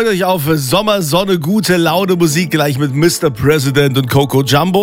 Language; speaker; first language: German; native; German